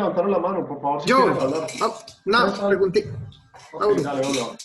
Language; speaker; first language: Spanish; native; Spanish